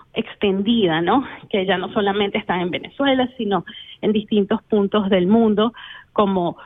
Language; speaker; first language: Spanish; native; Spanish